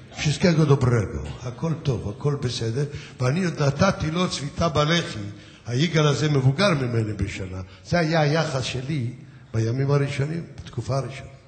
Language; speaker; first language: Hebrew; early bilingual, other home language; Yiddish